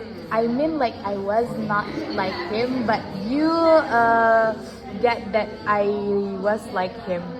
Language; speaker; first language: English; non-native, learner; Indonesian